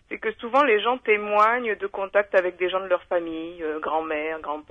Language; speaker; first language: French; native; French